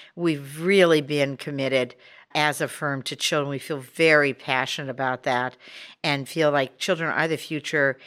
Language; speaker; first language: English; native; English